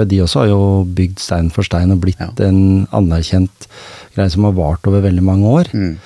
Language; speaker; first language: Norwegian; native; Norwegian